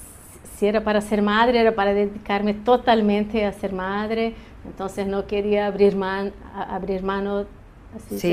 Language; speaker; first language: Spanish; early bilingual, heritage; Portuguese